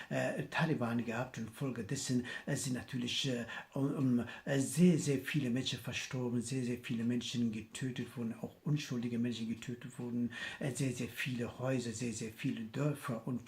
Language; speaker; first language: German; non-native, fluent; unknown